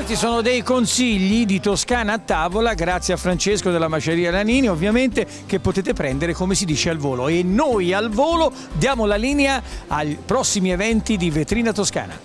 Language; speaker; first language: Italian; native; Italian